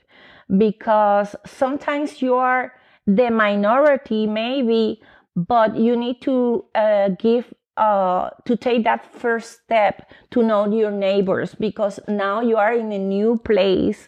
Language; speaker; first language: English; non-native, fluent; Spanish